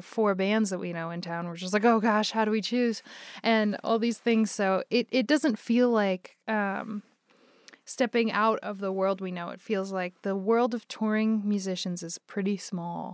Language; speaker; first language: English; native; English